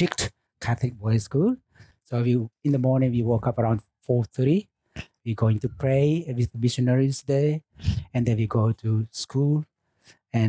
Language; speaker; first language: English; non-native, fluent; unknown